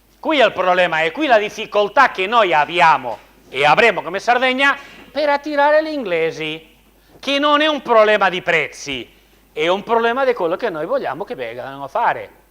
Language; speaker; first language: Italian; non-native, fluent; Spanish